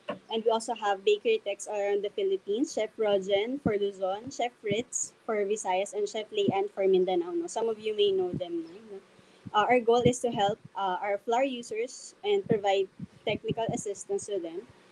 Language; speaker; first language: English; non-native, local second language; Filipino